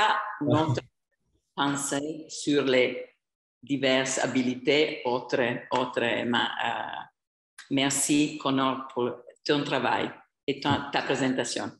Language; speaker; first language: French; non-native, fluent; English